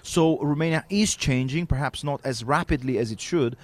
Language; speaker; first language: English; non-native, fluent; Romanian